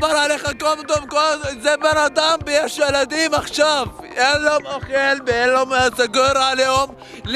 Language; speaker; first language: Hebrew; non-native, learner; Arabic